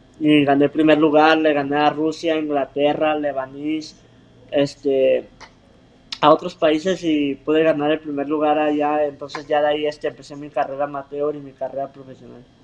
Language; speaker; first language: Spanish; early bilingual, heritage; Spanish